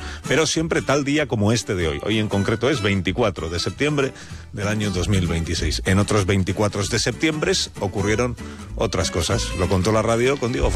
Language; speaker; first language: Spanish; native; Spanish